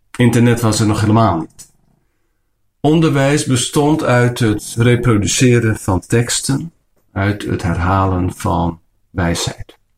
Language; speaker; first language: Dutch; non-native, local second language; Western Frisian